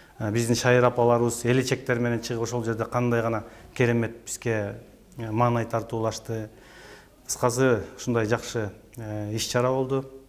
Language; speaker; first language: Kyrgyz; native; Kyrgyz